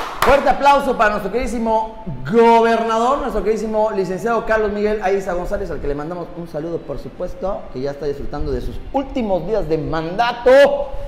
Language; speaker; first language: Spanish; native; Spanish